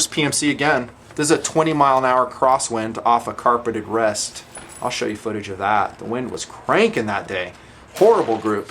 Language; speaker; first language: English; native; English